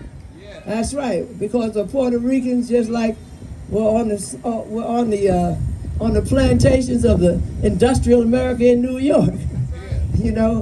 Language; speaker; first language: English; native; English